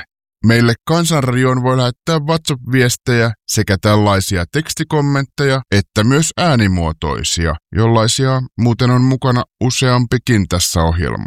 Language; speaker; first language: Finnish; native; Finnish